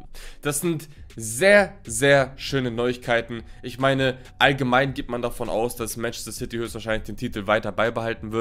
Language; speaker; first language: German; native; German